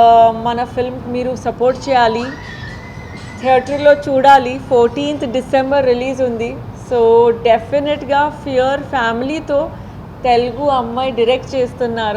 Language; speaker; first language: Telugu; non-native, fluent; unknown